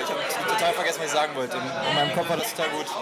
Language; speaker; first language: German; native; German